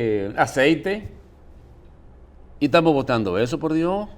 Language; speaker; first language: Spanish; native; Spanish